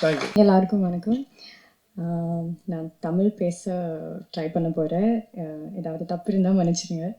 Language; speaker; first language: Tamil; non-native, fluent; Malayalam